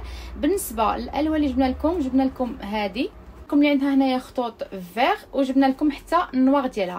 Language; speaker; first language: Arabic; native; Arabic